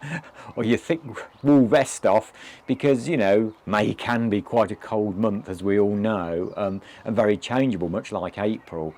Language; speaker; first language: English; native; English